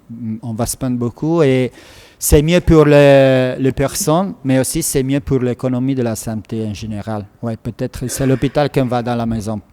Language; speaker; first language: French; non-native, fluent; Italian